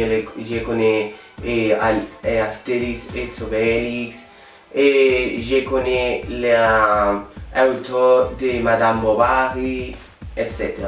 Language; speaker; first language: French; non-native, learner; Spanish